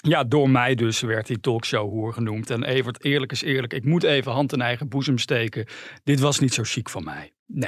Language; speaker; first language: Dutch; native; Dutch